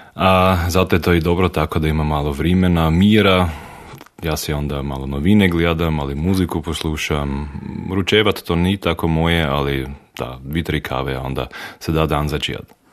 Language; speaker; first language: Croatian; native; Croatian